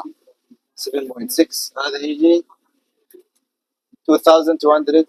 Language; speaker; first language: Arabic; non-native, learner; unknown